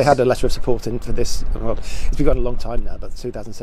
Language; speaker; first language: English; native; English